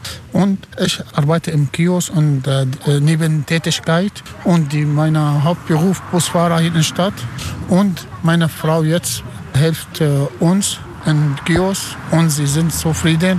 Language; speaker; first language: German; non-native, learner; Arabic